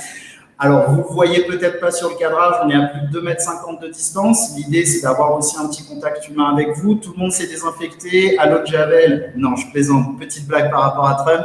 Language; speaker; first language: French; native; French